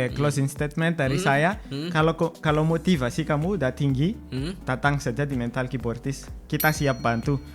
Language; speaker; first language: Indonesian; non-native, fluent; Malagasy